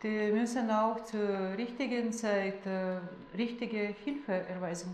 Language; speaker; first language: German; non-native, fluent; Russian